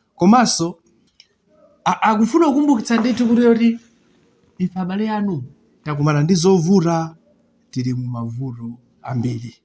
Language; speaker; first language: Nyanja; non-native, local second language; Tumbuka